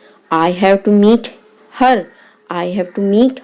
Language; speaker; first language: English; non-native, local second language; Hindi